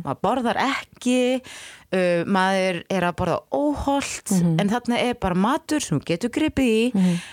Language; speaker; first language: Icelandic; non-native, fluent; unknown